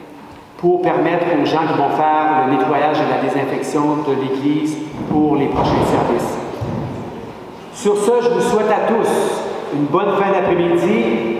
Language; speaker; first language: French; native; French